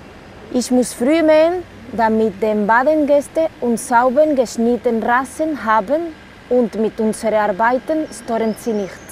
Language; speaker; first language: German; non-native, learner; Dutch